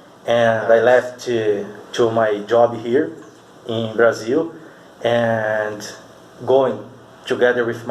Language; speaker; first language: English; non-native, learner; Portuguese